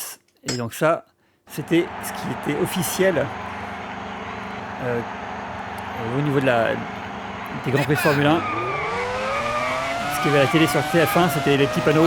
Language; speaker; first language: French; native; French